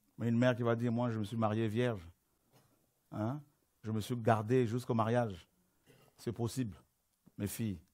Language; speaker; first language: French; non-native, local second language; Lingala